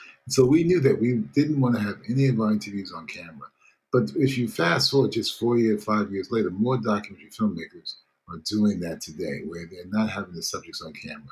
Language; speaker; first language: English; native; English